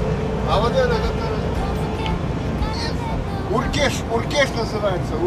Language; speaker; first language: Russian; non-native, local second language; Kazakh